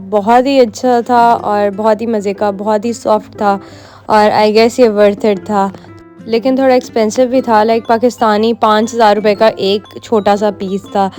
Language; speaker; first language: Urdu; native; Urdu